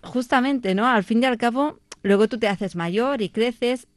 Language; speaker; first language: Spanish; non-native, local second language; Catalan